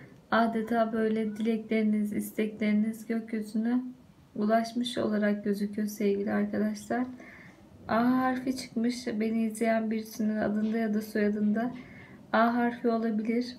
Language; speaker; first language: Turkish; native; Turkish